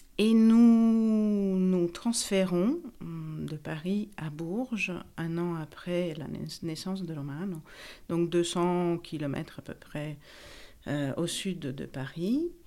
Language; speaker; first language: French; non-native, fluent; Italian